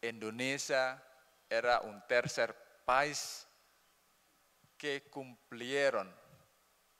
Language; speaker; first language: Spanish; non-native, learner; Indonesian